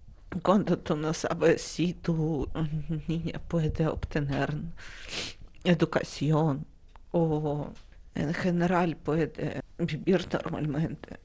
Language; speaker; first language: Spanish; non-native, learner; Russian